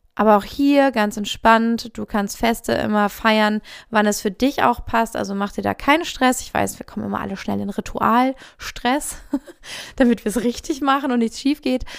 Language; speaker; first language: German; native; German